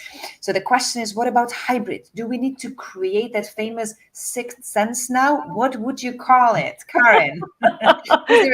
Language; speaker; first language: English; non-native, fluent; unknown